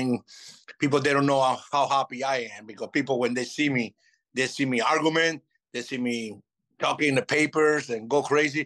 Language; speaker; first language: English; non-native, fluent; Spanish